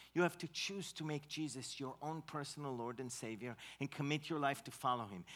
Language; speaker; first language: English; non-native, fluent; Hebrew